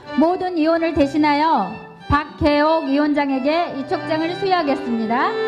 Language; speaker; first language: Korean; native; Korean